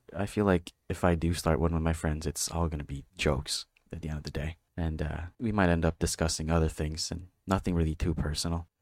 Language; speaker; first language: English; non-native, local second language; Filipino